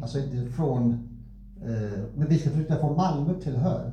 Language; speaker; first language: Swedish; non-native, fluent; English